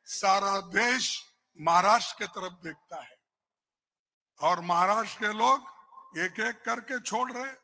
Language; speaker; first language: Hindi; non-native, local second language; Kannada